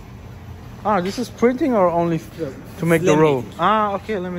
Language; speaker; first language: English; non-native, fluent; German